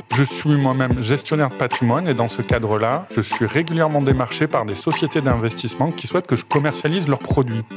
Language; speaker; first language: French; native; French